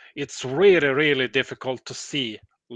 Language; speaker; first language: English; non-native, learner; Swedish